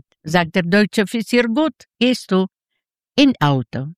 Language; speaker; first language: German; non-native, learner; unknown